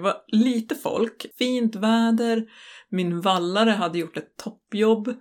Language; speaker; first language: Swedish; native; Swedish